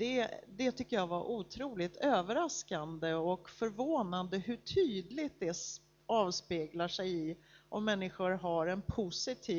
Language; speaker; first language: Swedish; native; Swedish